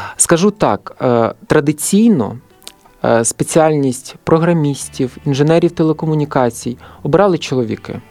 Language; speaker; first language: Ukrainian; native; Ukrainian